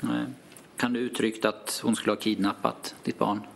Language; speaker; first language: Swedish; native; Swedish